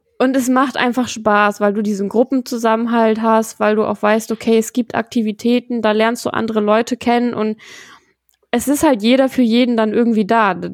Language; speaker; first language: German; native; German